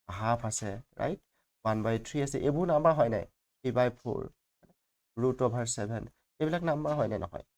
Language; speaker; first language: Assamese; native; Assamese